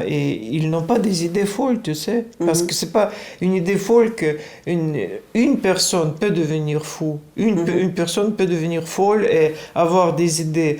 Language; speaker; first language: French; non-native, fluent; Russian